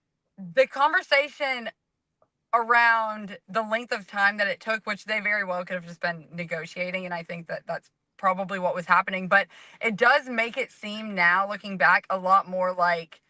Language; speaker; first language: English; native; English